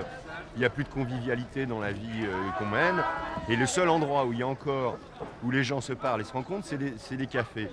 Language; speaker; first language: French; native; French